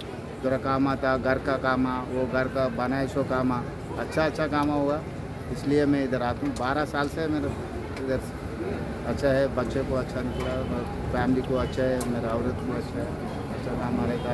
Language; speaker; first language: Hindi; non-native, local second language; Telugu